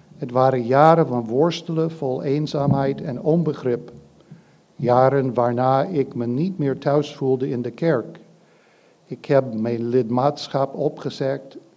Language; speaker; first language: Dutch; non-native, fluent; English